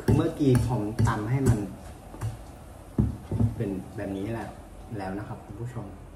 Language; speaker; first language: Thai; non-native, fluent; Vietnamese